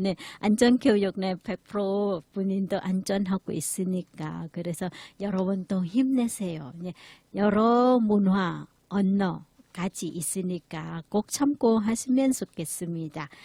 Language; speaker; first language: Korean; non-native, learner; Thai